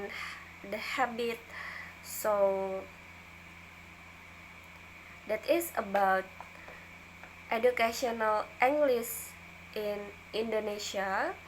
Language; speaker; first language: English; non-native, learner; Indonesian